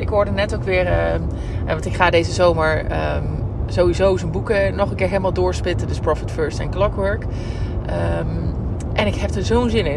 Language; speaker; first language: Dutch; native; Dutch